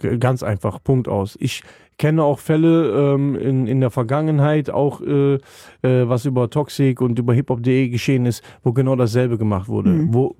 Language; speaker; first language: German; native; German